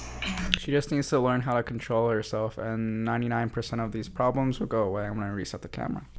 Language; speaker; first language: English; native; English